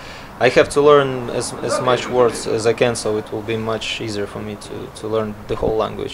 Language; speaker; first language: English; non-native, learner; Latvian